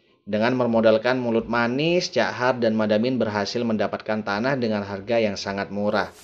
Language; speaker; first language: Indonesian; native; Indonesian